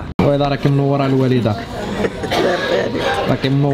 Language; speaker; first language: Arabic; native; Arabic